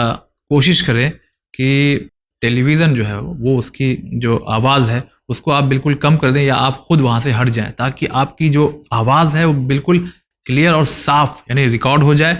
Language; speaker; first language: Urdu; native; Urdu